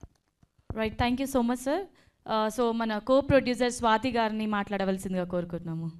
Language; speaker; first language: Telugu; native; Telugu